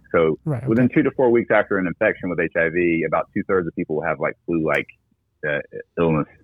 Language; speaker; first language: English; native; English